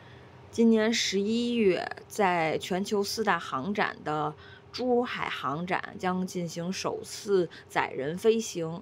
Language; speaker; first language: Chinese; native; Chinese